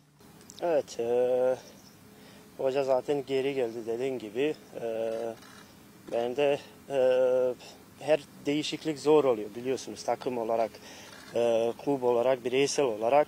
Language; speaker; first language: Turkish; non-native, fluent; Bosnian